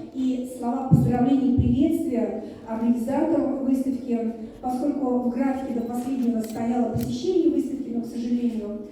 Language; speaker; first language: Russian; native; Russian